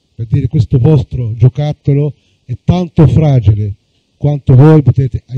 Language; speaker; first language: Italian; non-native, fluent; Arabic